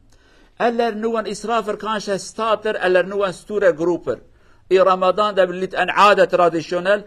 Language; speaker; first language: Norwegian; non-native, learner; Kurdish